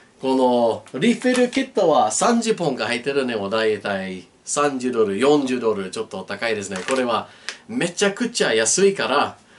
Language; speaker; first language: Japanese; non-native, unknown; English